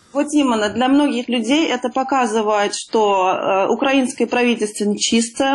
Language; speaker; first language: Russian; non-native, fluent; Dutch